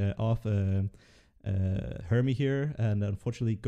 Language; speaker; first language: English; non-native, fluent; Danish